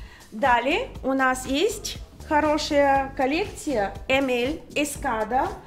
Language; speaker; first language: Russian; non-native, learner; Bulgarian